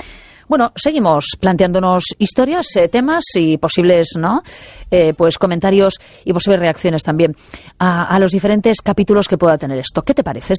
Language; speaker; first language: Spanish; native; Spanish